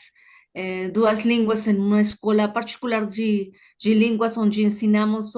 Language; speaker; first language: Portuguese; non-native, fluent; Spanish